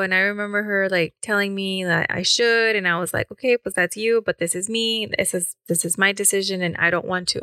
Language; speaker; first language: English; early bilingual, other home language; Spanish